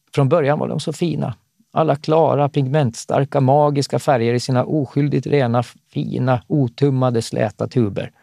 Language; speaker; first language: Swedish; native; Swedish